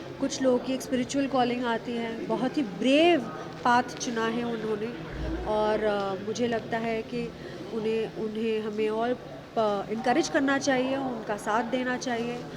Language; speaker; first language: Hindi; native; Hindi